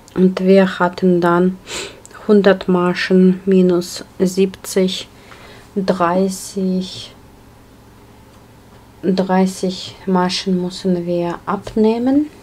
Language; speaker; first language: German; non-native, learner; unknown